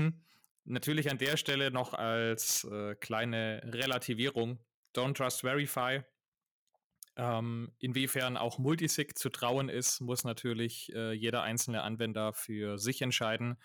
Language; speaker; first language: German; native; German